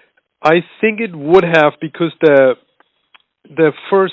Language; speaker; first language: English; non-native, fluent; German